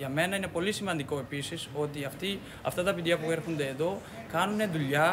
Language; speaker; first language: Greek; non-native, fluent; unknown